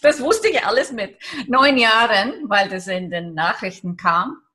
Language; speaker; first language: German; non-native, fluent; Icelandic